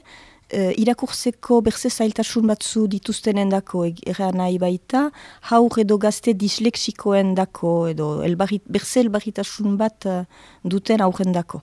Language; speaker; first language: Basque; native; Basque